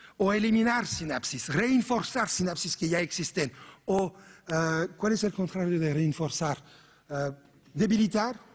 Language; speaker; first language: Spanish; non-native, fluent; French